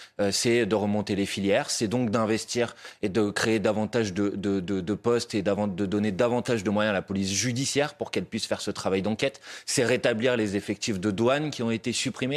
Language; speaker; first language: French; native; French